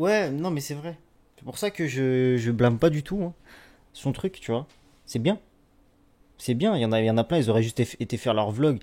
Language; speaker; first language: French; native; French